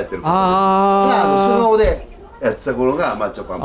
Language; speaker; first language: Japanese; native; Japanese